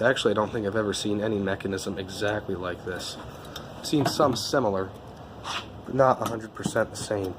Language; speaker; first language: English; native; English